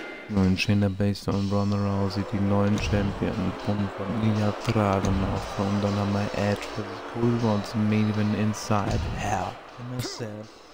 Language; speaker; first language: German; native; German